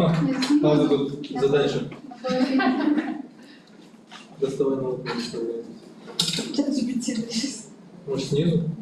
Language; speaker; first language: Russian; non-native, local second language; Kyrgyz